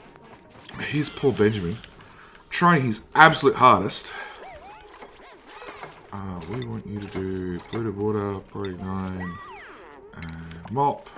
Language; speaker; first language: English; native; English